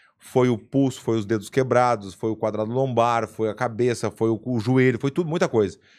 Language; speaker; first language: Portuguese; native; Portuguese